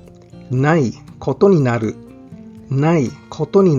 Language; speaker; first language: Japanese; non-native, fluent; English